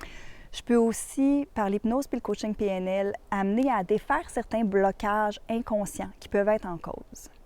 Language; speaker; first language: French; native; French